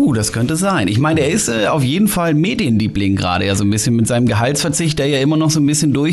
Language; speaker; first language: German; native; German